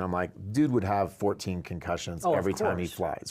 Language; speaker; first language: English; native; English